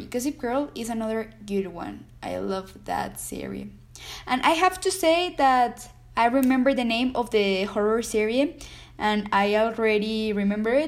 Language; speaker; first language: English; non-native, learner; Spanish